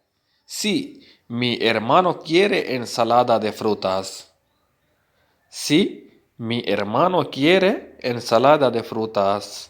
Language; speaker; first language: Spanish; non-native, fluent; Urdu